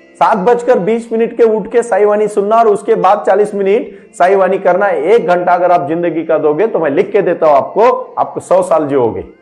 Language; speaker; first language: Hindi; non-native, local second language; Marathi